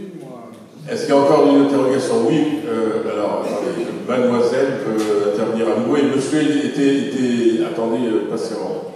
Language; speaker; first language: French; native; French